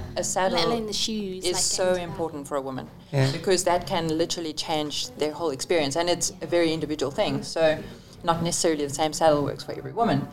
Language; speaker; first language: English; native; English